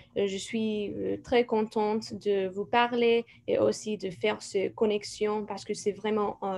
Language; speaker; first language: French; non-native, fluent; English